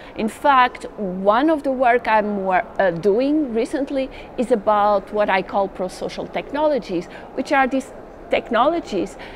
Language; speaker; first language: English; non-native, fluent; Portuguese